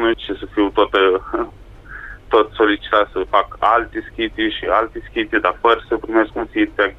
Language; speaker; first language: Romanian; native; Romanian